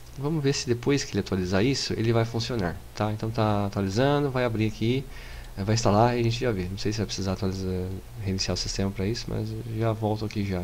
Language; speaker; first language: Portuguese; native; Portuguese